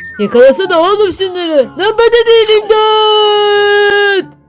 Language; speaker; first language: Turkish; native; Turkish